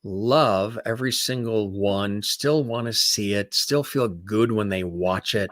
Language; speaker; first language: English; native; English